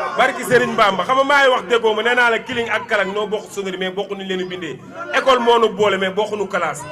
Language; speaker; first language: Wolof; native; Wolof